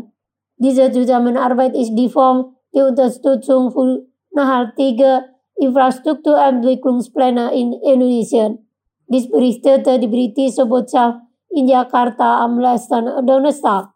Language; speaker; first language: German; non-native, fluent; Indonesian